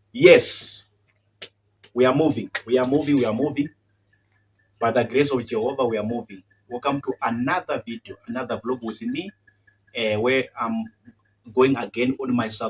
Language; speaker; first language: English; non-native, local second language; Shona